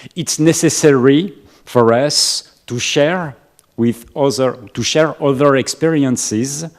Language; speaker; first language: English; non-native, learner; French